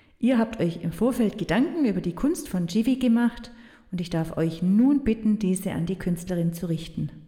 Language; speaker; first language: German; native; German